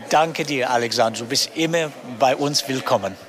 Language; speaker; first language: German; non-native, fluent; English